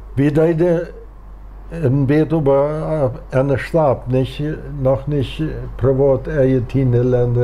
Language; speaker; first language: German; non-native, local second language; Plautdietsch